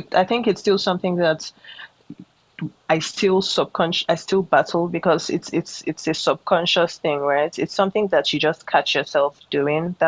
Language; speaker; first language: English; non-native, local second language; Yoruba